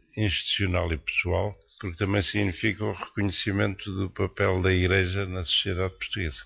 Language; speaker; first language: Portuguese; native; Portuguese